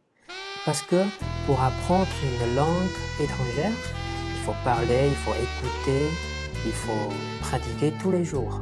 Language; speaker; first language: French; non-native, fluent; Chinese